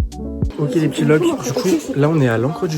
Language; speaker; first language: French; native; French